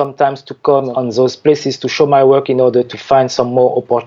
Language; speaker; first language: English; non-native, fluent; French